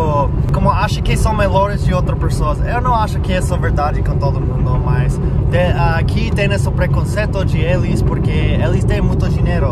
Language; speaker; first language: Portuguese; non-native, fluent; English